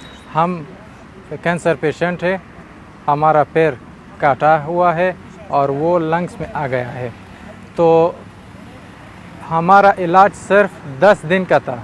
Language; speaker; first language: Hindi; non-native, fluent; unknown